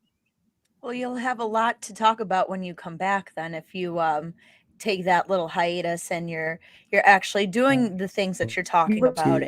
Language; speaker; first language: English; native; English